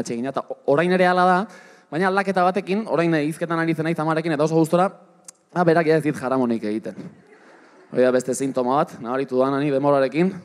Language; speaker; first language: Basque; native; Basque